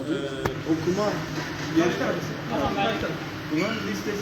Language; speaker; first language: Turkish; non-native, learner; Urdu